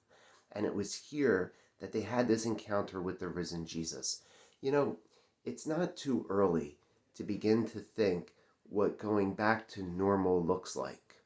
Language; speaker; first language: English; native; English